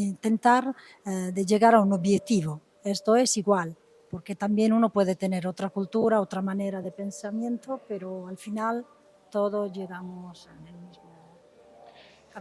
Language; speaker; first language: Spanish; non-native, fluent; Italian